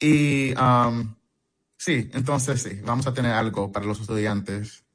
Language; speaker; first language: Spanish; early bilingual, heritage; English